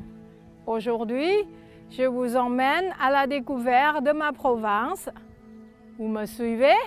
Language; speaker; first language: French; non-native, fluent; Thai